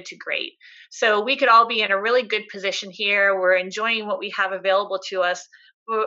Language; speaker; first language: English; native; English